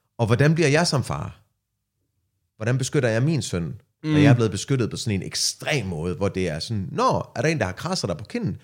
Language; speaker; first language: Danish; early bilingual, other home language; Arabic